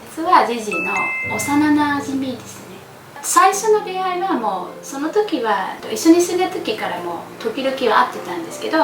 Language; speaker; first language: Japanese; non-native, fluent; Vietnamese